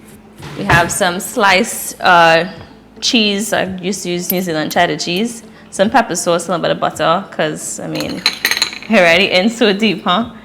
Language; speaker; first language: English; native; English